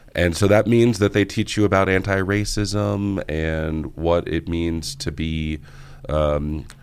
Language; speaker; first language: English; native; English